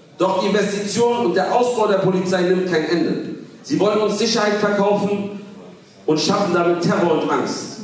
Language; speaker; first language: German; early bilingual, other home language; Kurdish